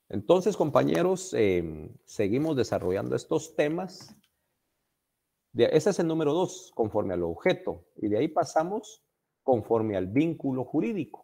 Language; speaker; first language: Spanish; native; Spanish